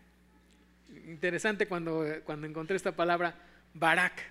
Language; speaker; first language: Spanish; native; Spanish